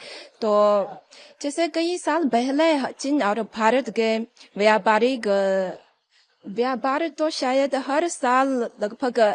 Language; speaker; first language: Hindi; non-native, fluent; Chinese